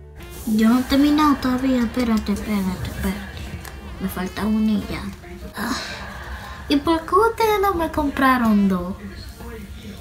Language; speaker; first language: Spanish; early bilingual, heritage; Spanish